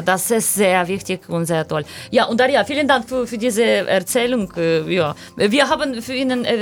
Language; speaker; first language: German; non-native, learner; Ukrainian